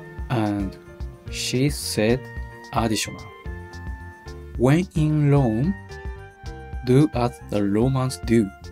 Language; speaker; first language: English; non-native, learner; Japanese